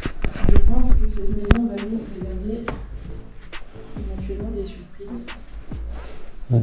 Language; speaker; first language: French; native; French